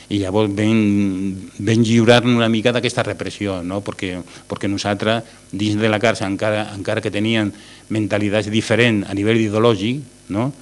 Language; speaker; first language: Catalan; non-native, local second language; Spanish